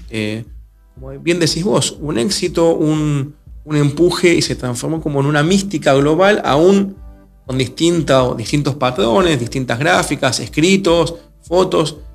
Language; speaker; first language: Spanish; native; Spanish